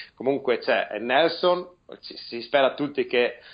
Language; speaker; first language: Italian; native; Italian